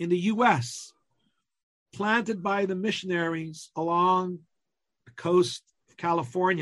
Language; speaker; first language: English; non-native, fluent; Italian